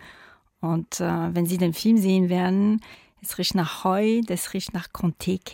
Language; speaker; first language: German; non-native, fluent; French